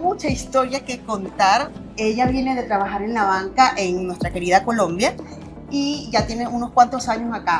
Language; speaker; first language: Spanish; native; Spanish